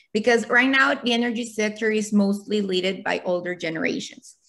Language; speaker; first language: English; non-native, fluent; Spanish